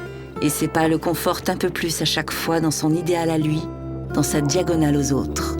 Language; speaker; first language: French; native; French